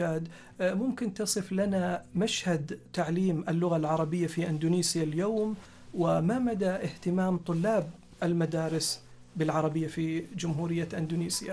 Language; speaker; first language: Arabic; native; Arabic